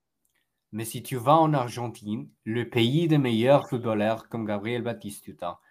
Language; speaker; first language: French; non-native, learner; Spanish